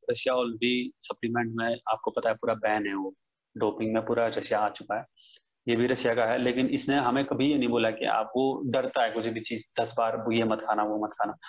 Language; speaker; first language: Hindi; native; Hindi